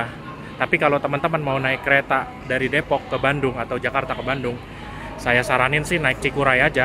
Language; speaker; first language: Indonesian; native; Indonesian